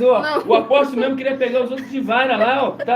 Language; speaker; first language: Portuguese; native; Portuguese